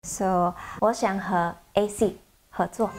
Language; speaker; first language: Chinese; non-native, learner; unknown